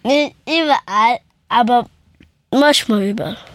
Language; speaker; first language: German; early bilingual, other home language; Persian